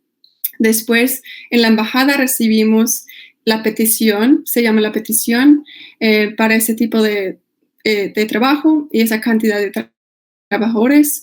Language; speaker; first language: Spanish; non-native, fluent; English